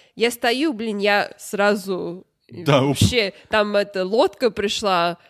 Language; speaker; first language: Russian; non-native, learner; English